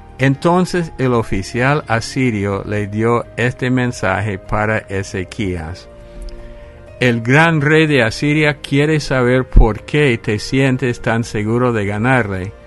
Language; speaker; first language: Spanish; non-native, fluent; English